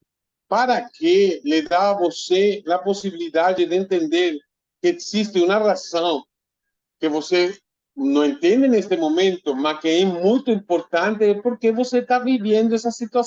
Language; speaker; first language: Portuguese; non-native, fluent; Spanish